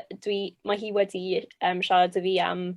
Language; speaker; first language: Welsh; non-native, local second language; English